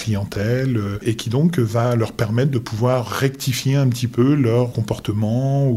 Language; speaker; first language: French; native; French